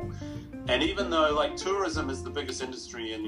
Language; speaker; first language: English; native; English